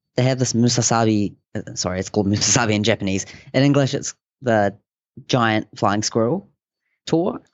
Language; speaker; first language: English; native; English